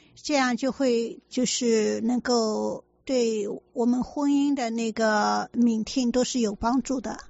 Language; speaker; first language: Chinese; native; Chinese